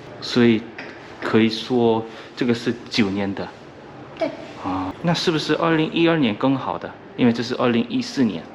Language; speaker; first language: Chinese; non-native, fluent; Korean